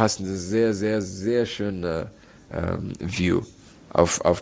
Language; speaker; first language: German; non-native, learner; Arabic